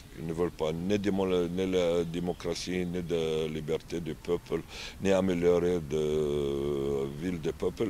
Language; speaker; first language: French; non-native, learner; Arabic